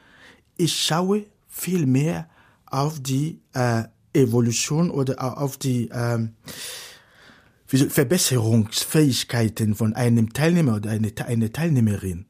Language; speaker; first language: German; non-native, fluent; Fon